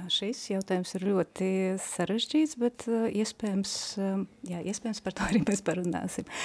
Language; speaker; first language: Latvian; non-native, local second language; Russian